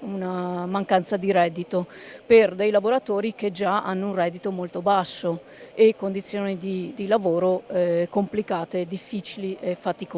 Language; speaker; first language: Italian; native; Italian